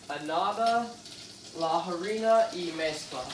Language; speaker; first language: Spanish; non-native, learner; English